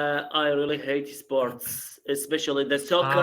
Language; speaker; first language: English; non-native, learner; Arabic